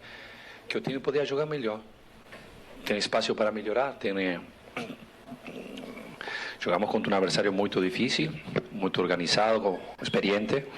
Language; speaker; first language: Portuguese; non-native, fluent; Spanish